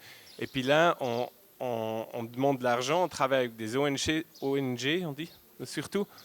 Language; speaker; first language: French; non-native, local second language; German